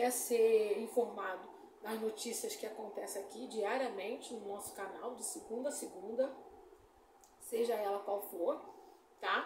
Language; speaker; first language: Portuguese; native; Portuguese